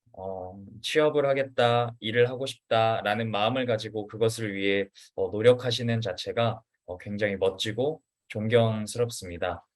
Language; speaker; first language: Korean; native; Korean